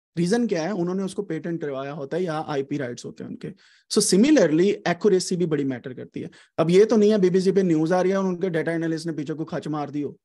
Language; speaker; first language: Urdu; native; Urdu